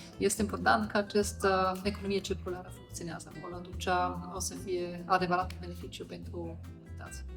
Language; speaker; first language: Romanian; non-native, fluent; German